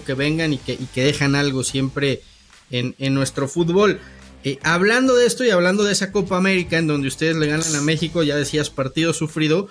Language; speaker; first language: Spanish; native; Spanish